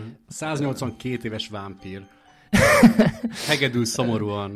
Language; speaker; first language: Hungarian; native; Hungarian